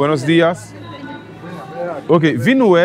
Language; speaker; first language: Spanish; non-native, learner; Haitian Creole